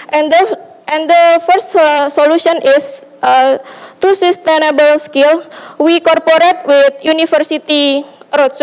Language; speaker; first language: English; non-native, learner; Indonesian